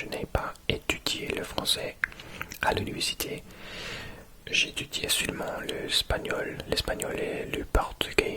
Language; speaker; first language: French; non-native, learner; English